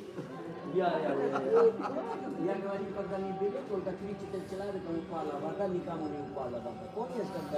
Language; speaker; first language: Russian; non-native, learner; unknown